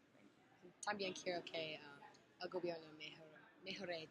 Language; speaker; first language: Spanish; non-native, learner; English